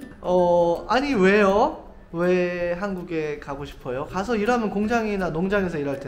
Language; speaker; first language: Korean; native; Korean